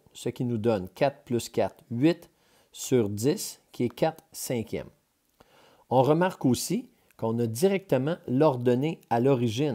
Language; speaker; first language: French; native; French